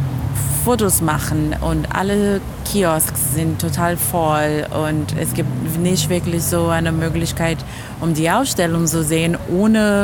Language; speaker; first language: German; non-native, fluent; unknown